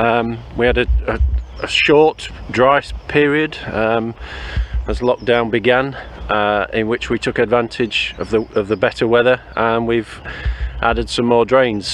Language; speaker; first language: English; native; English